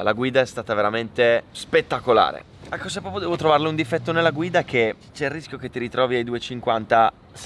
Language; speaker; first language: Italian; native; Italian